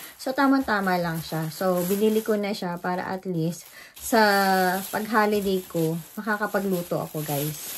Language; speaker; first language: Filipino; native; Filipino